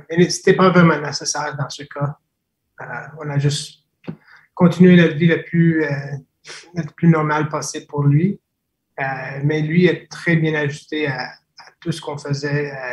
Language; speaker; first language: French; non-native, fluent; English